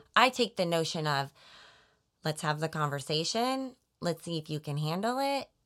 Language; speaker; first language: English; native; English